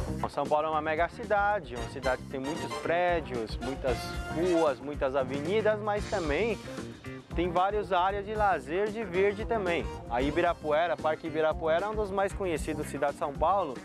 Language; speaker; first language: Portuguese; non-native, fluent; Chinese